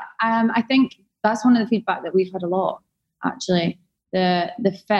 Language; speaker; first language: English; native; English